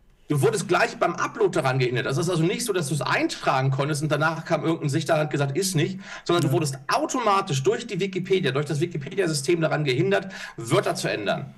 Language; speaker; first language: German; native; German